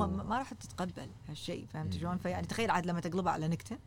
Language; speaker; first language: Arabic; native; Arabic